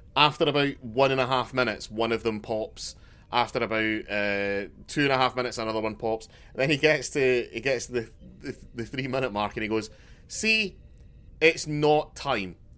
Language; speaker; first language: English; native; English